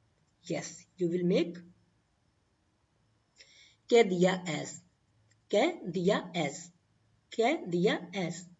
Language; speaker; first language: Spanish; non-native, learner; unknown